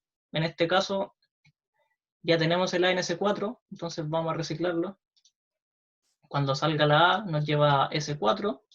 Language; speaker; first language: Spanish; native; Spanish